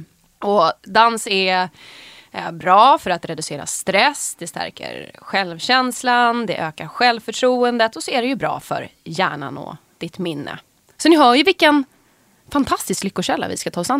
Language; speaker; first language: Swedish; native; Swedish